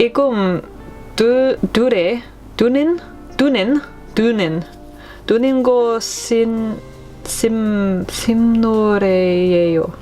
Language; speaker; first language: Korean; non-native, learner; English